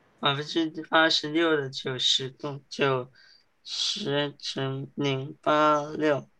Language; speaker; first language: Chinese; early bilingual, heritage; Chinese